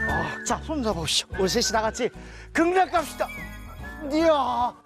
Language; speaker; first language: Korean; native; Korean